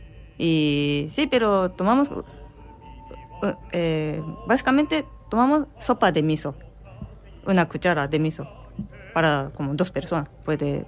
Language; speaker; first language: Spanish; non-native, learner; Japanese